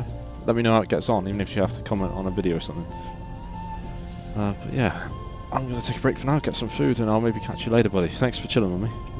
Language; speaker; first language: English; native; English